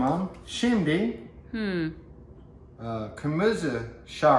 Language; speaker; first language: Turkish; non-native, learner; English